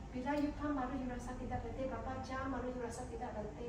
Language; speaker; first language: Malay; non-native, local second language; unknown